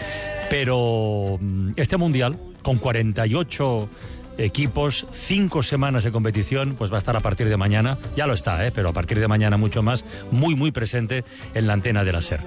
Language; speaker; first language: Spanish; native; Spanish